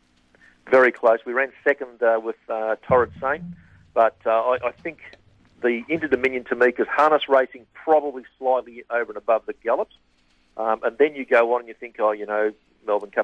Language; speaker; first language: English; native; English